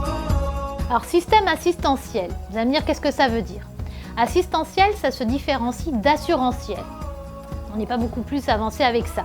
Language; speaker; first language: French; native; French